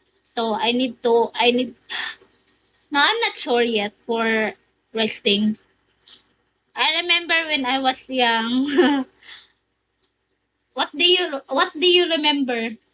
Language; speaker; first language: English; non-native, learner; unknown